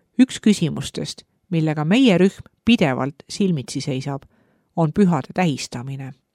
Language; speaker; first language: Estonian; native; Estonian